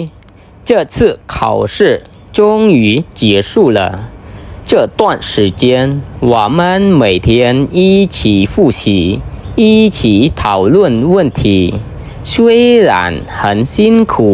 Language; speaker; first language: Chinese; non-native, fluent; Khmer